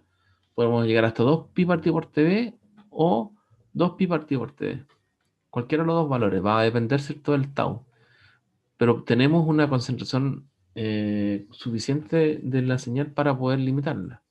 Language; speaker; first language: Spanish; native; Spanish